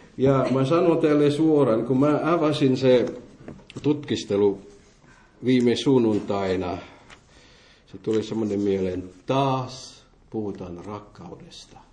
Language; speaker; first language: Finnish; non-native, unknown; Morisyen